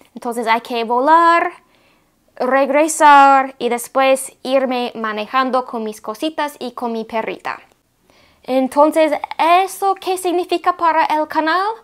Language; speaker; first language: Spanish; non-native, fluent; English